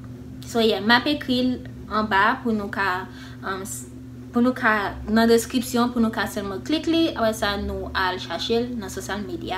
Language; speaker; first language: Haitian Creole; early bilingual, heritage; English